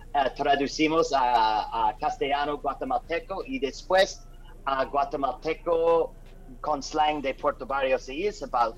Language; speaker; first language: Spanish; non-native, learner; English